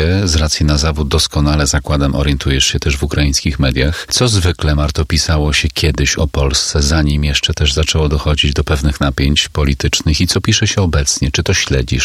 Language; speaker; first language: Polish; native; Polish